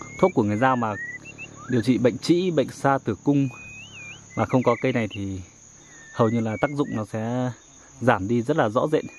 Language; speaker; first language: Vietnamese; non-native, local second language; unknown